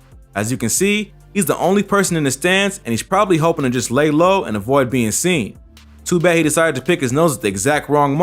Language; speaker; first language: English; native; English